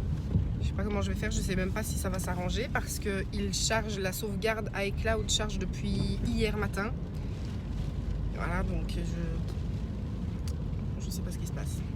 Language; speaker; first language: French; native; French